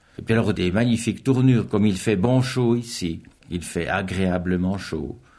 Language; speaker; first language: French; native; French